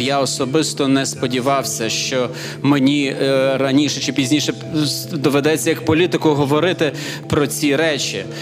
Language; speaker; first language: Ukrainian; non-native, fluent; Lithuanian